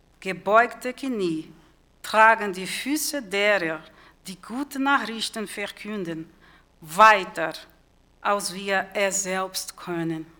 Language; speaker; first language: German; non-native, fluent; Portuguese